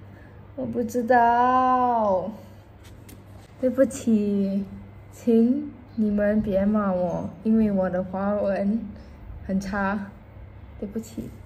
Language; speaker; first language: Chinese; non-native, local second language; English